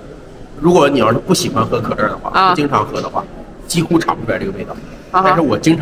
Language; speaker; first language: Chinese; native; Chinese